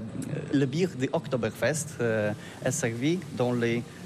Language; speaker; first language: French; non-native, learner; Polish